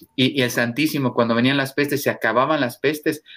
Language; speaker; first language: Spanish; native; Spanish